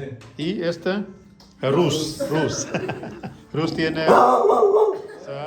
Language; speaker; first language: Spanish; non-native, learner; Hindi